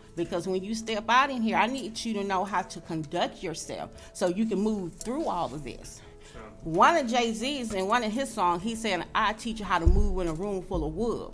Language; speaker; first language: English; native; English